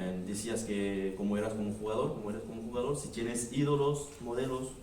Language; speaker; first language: Spanish; non-native, fluent; French